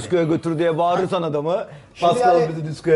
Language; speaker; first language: Turkish; native; Turkish